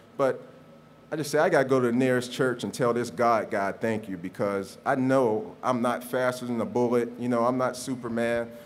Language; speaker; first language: English; native; English